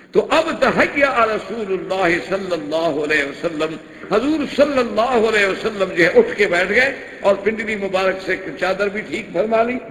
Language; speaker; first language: Urdu; non-native, local second language; Punjabi